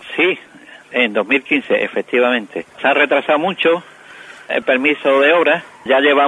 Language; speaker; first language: Spanish; native; Spanish